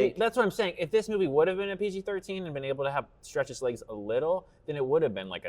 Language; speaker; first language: English; native; English